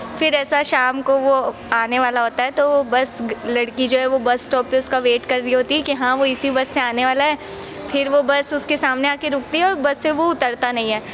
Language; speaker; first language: Hindi; native; Hindi